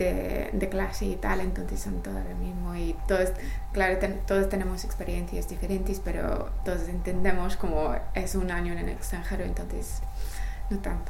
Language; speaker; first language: Spanish; non-native, fluent; English